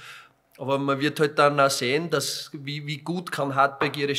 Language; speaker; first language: German; native; German